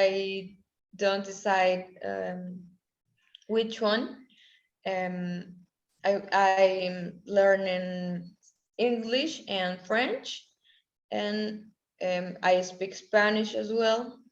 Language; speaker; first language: English; non-native, learner; Spanish